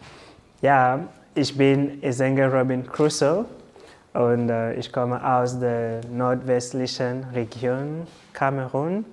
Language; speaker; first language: German; non-native, learner; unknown